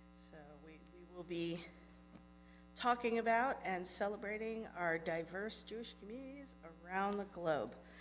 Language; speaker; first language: English; native; English